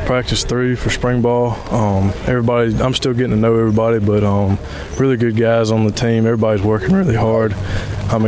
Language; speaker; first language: English; native; English